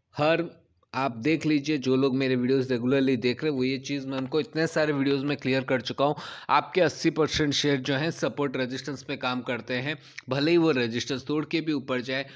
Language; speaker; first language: Hindi; native; Hindi